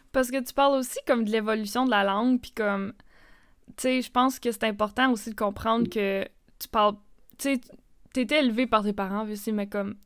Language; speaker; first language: French; native; French